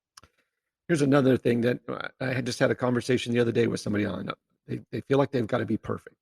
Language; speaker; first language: English; native; English